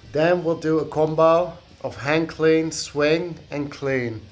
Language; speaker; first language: English; non-native, fluent; Dutch